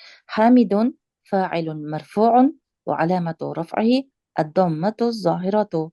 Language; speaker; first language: Arabic; non-native, fluent; Uzbek